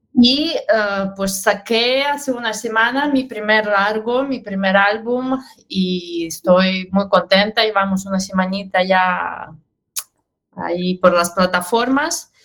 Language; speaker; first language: Spanish; non-native, fluent; Russian